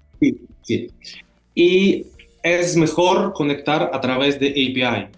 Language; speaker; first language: Spanish; non-native, learner; Russian